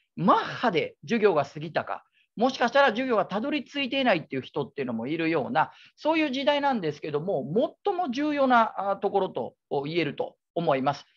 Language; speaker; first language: Japanese; native; Japanese